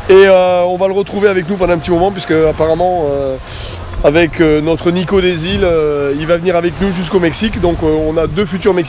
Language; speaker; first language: French; native; French